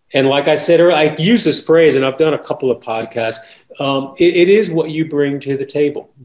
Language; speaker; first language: English; native; English